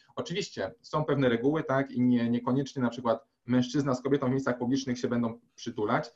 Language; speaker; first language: Polish; native; Polish